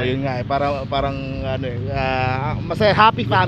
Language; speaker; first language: Filipino; native; Filipino